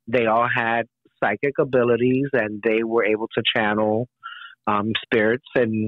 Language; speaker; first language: English; native; English